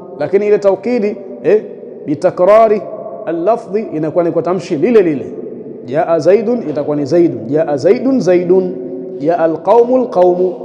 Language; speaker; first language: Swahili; native; Swahili